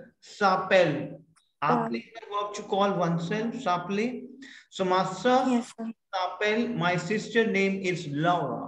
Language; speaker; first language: French; non-native, fluent; Hindi